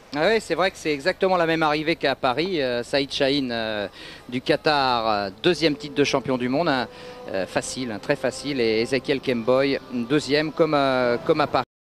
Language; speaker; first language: French; native; French